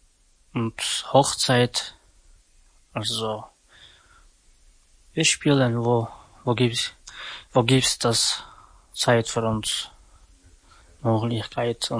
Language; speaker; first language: German; non-native, learner; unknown